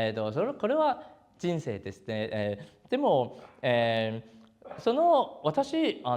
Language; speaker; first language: Japanese; non-native, learner; Cantonese